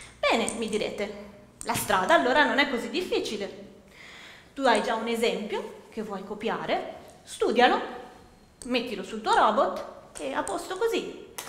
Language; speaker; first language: Italian; native; Italian